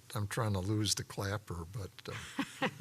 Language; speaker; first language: English; native; English